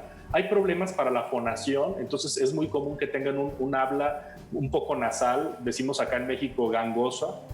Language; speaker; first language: Spanish; native; Spanish